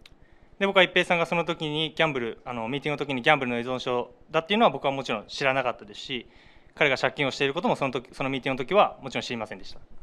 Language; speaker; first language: Japanese; native; Japanese